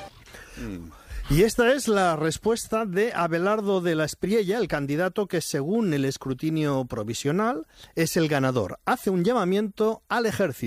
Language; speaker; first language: Spanish; native; Spanish